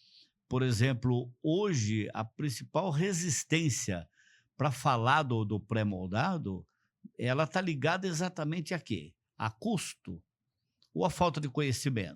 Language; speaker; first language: Portuguese; native; Portuguese